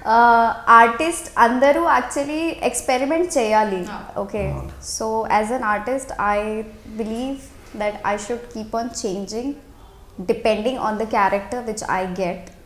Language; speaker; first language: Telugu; non-native, local second language; Hindi